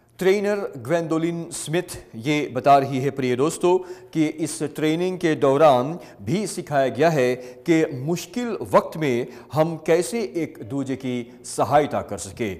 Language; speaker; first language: Hindi; early bilingual, heritage; Hindi